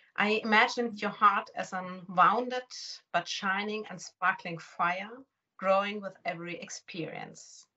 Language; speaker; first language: English; non-native, fluent; German